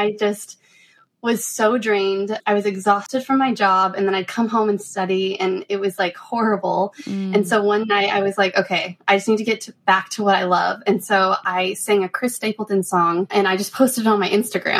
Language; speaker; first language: English; native; English